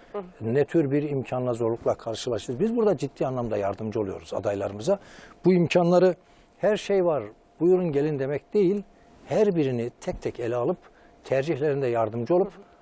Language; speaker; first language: Turkish; native; Turkish